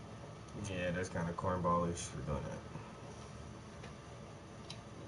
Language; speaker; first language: English; native; English